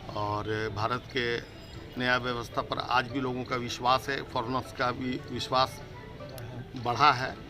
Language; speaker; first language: Hindi; native; Hindi